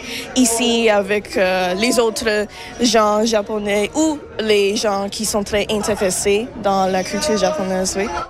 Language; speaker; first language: French; non-native, local second language; English